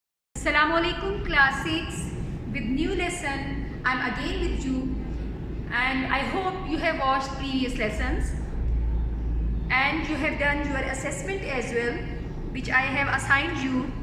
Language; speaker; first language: English; non-native, local second language; Urdu